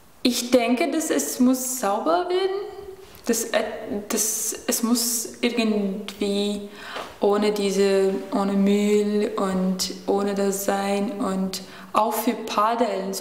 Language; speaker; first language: German; non-native, learner; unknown